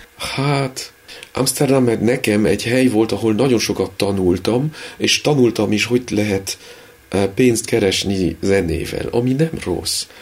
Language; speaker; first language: Hungarian; early bilingual, heritage; Hungarian